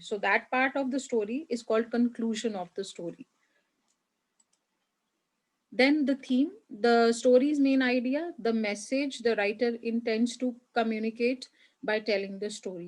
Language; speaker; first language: English; non-native, local second language; Hindi